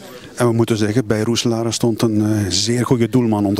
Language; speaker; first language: Dutch; native; Dutch